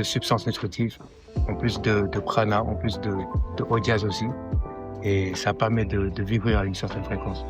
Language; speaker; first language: French; non-native, local second language; Wolof